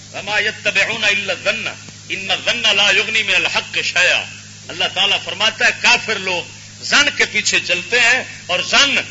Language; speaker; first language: Urdu; non-native, local second language; Punjabi